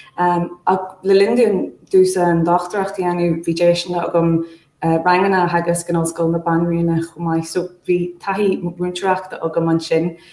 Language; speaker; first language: Irish; non-native, local second language; English